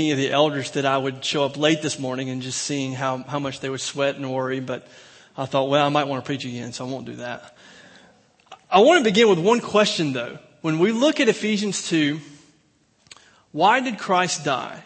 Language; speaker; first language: English; native; English